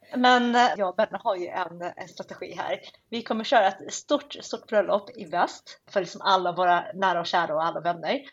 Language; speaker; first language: Swedish; native; Swedish